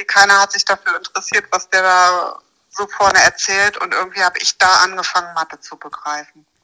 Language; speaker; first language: German; native; German